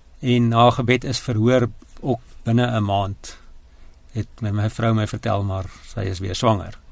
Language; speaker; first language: Afrikaans; native; Afrikaans